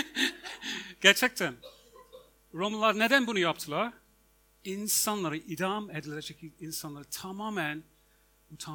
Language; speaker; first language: Turkish; non-native, fluent; English